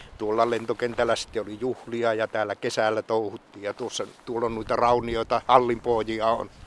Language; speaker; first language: Finnish; native; Finnish